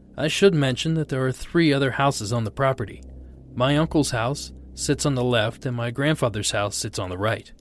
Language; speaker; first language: English; non-native, fluent; Portuguese